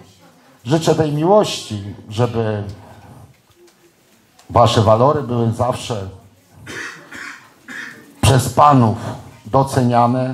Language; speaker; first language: Polish; native; Polish